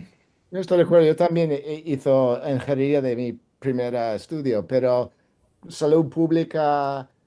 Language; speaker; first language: Spanish; non-native, fluent; English